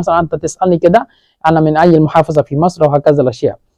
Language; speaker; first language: Arabic; non-native, learner; Bangla